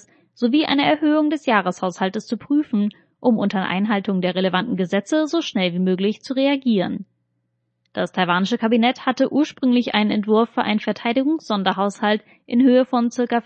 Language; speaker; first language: German; native; German